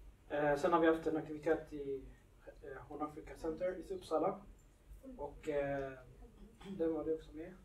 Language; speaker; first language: Swedish; early bilingual, other home language; Somali